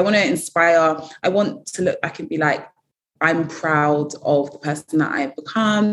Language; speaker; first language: English; native; English